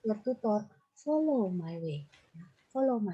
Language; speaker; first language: English; non-native, fluent; Indonesian